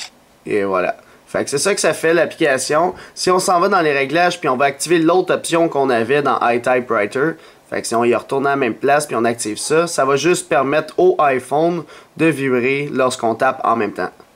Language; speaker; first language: French; native; French